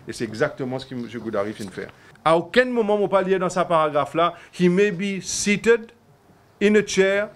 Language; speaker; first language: French; non-native, local second language; Morisyen